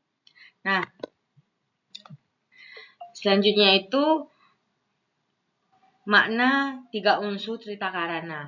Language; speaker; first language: Indonesian; non-native, local second language; Balinese